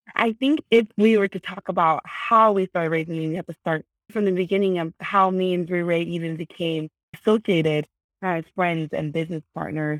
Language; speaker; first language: English; early bilingual, other home language; Vietnamese